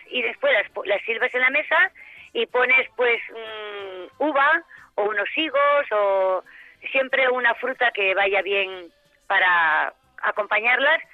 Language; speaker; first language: Spanish; native; Spanish